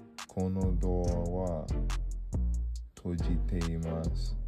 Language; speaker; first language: Japanese; non-native, learner; English